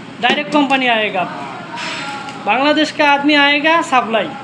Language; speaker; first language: Hindi; non-native, learner; Bangla